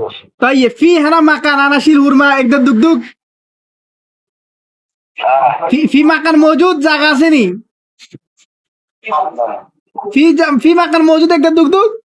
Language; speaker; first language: Arabic; non-native, learner; Bangla